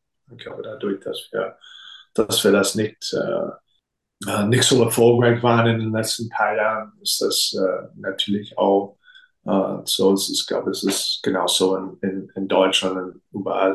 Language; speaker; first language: German; non-native, fluent; English